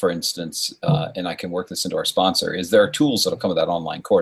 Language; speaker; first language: English; native; English